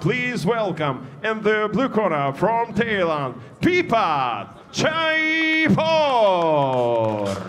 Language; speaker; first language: English; non-native, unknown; Russian